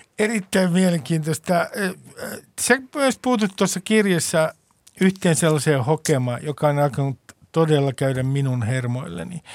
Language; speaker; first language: Finnish; native; Finnish